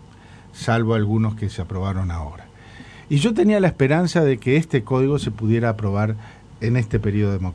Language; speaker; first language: Spanish; native; Spanish